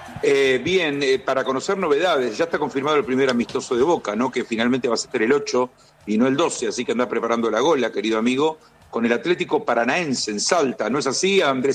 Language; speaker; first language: Spanish; native; Spanish